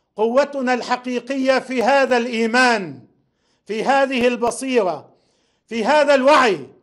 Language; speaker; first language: Arabic; native; Arabic